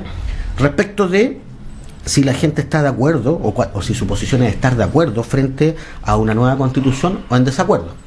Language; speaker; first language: Spanish; native; Spanish